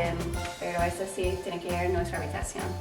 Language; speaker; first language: Spanish; non-native, learner; English